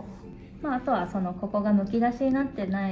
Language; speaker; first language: Japanese; native; Japanese